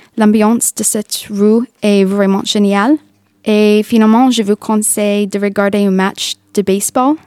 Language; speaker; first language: French; non-native, fluent; English